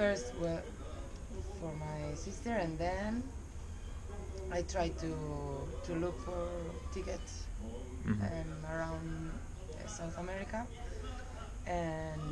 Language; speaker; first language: English; non-native, learner; Spanish